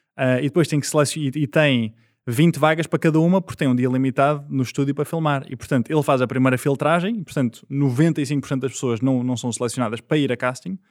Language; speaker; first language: Portuguese; native; Portuguese